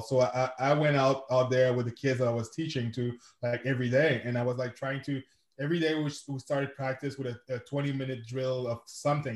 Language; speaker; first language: English; non-native, fluent; French